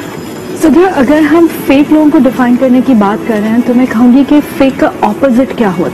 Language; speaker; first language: Urdu; native; Urdu